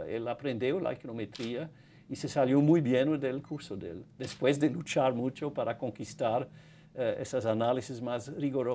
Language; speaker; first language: Spanish; non-native, fluent; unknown